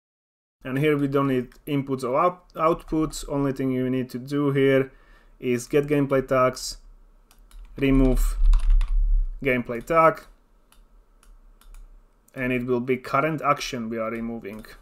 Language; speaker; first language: English; non-native, fluent; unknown